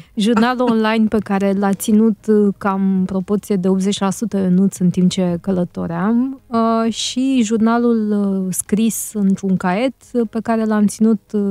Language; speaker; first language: Romanian; native; Romanian